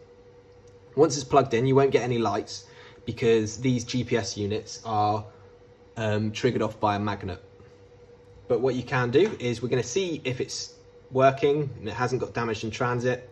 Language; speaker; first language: English; native; English